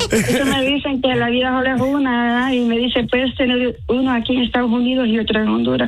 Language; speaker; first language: Spanish; native; Spanish